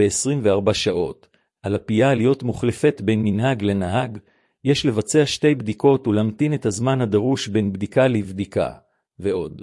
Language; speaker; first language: Hebrew; native; Hebrew